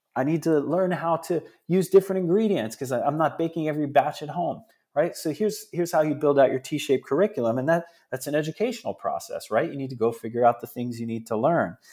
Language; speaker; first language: English; early bilingual, other home language; Italian